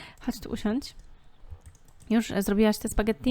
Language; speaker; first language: Polish; native; Polish